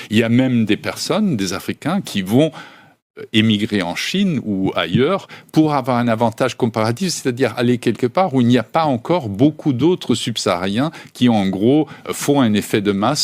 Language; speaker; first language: French; native; French